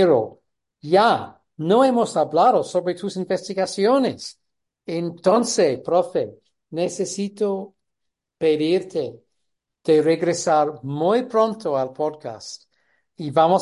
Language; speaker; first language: Spanish; non-native, fluent; English